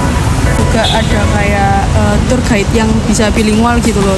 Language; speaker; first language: Indonesian; native; Indonesian